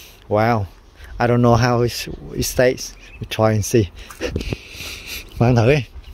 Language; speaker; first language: English; non-native, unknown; Vietnamese